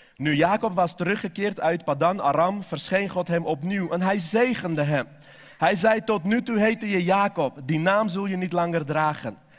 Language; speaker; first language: Dutch; non-native, fluent; Armenian